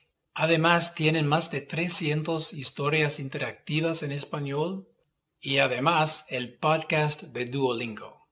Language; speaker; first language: Spanish; non-native, fluent; English